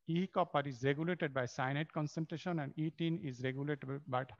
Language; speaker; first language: English; non-native, local second language; Bangla